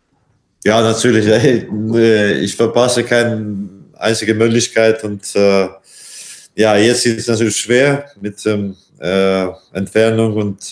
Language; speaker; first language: German; non-native, fluent; Latvian